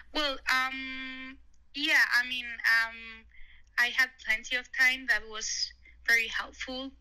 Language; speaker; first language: English; non-native, fluent; Spanish